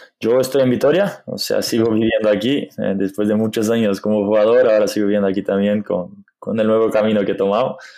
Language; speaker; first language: Spanish; non-native, fluent; Portuguese